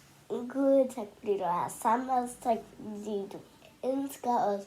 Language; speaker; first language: Danish; early bilingual, other home language; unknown